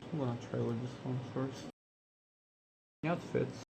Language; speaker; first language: English; non-native, fluent; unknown